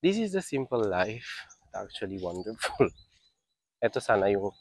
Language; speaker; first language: English; non-native, local second language; Filipino